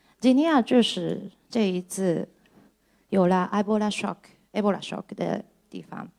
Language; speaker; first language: Chinese; non-native, fluent; Japanese